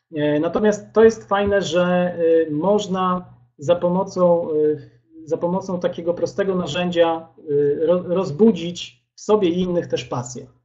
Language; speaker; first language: Polish; native; Polish